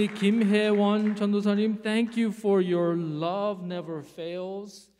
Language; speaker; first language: English; early bilingual, other home language; Korean